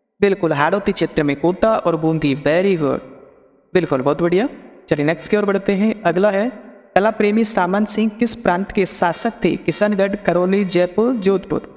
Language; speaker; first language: Hindi; native; Hindi